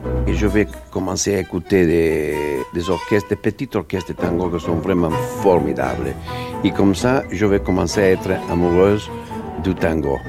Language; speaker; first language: French; non-native, fluent; Spanish